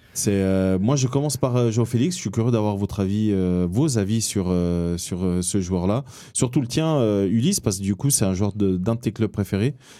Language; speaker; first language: French; early bilingual, other home language; Portuguese